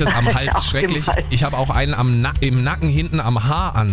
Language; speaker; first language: German; native; German